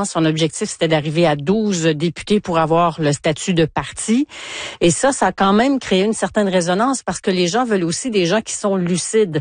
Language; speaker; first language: French; native; French